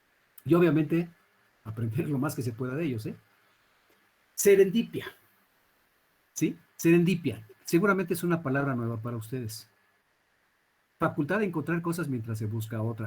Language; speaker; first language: Spanish; native; Spanish